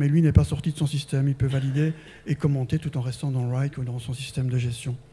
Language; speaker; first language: French; native; French